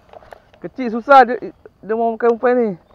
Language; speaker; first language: Malay; native; Malay